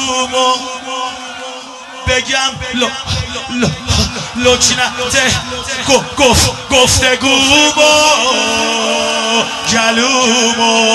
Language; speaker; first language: Persian; native; Persian